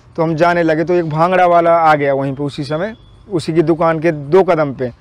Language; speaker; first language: Hindi; native; Hindi